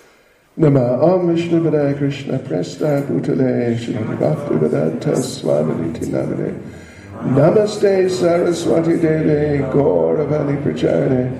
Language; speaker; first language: Russian; non-native, learner; English